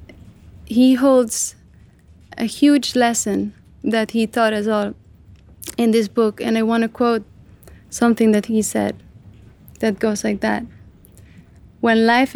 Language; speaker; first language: English; non-native, fluent; Catalan